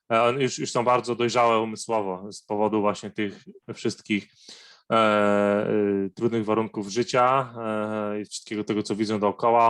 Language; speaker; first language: Polish; non-native, fluent; Arabic